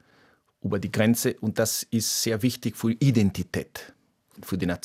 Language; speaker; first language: German; non-native, fluent; Portuguese